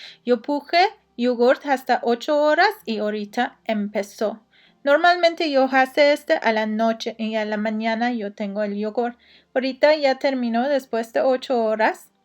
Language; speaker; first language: Spanish; non-native, learner; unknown